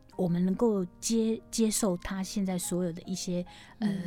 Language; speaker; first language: Chinese; native; Chinese